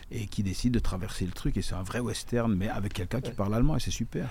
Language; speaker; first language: French; native; French